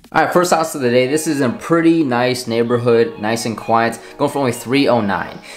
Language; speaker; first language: English; native; English